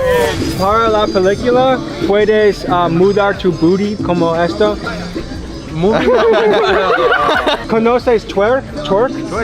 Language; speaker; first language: Spanish; non-native, learner; English